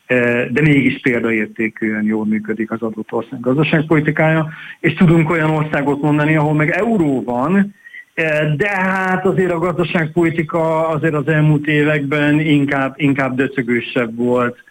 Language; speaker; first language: Hungarian; native; Hungarian